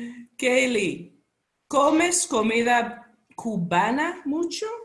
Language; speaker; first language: Spanish; non-native, learner; English